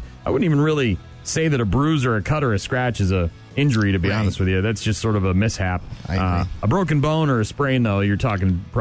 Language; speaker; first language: English; native; English